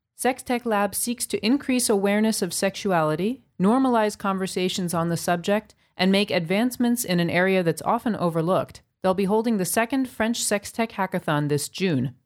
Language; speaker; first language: English; native; English